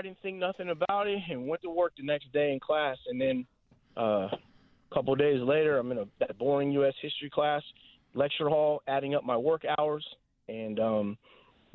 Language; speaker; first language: English; native; English